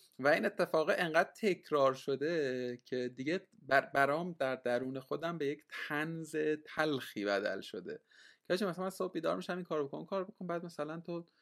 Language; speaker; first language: Persian; native; Persian